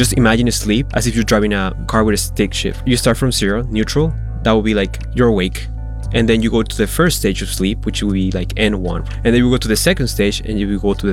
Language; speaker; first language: English; non-native, fluent; Spanish